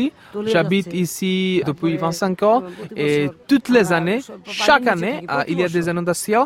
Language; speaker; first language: French; non-native, fluent; Bangla